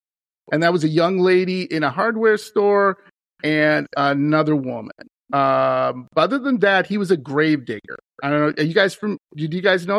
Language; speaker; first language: English; native; English